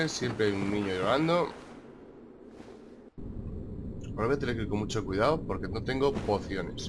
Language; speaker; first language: Spanish; native; Spanish